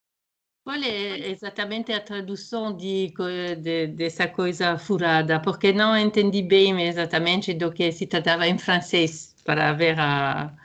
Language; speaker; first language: Portuguese; non-native, fluent; French